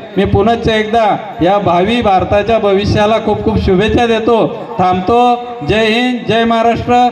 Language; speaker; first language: Marathi; native; Marathi